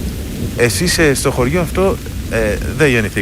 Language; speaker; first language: Greek; native; Greek